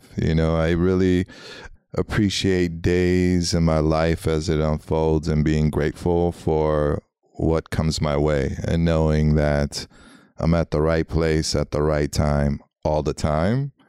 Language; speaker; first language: English; early bilingual, other home language; Armenian